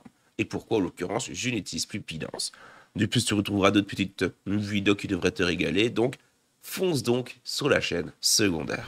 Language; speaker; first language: French; native; French